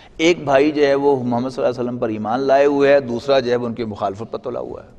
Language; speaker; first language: Urdu; non-native, local second language; Punjabi